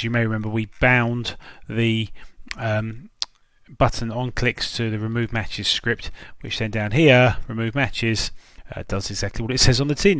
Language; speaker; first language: English; native; English